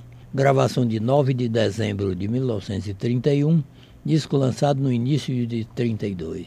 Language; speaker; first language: Portuguese; native; Portuguese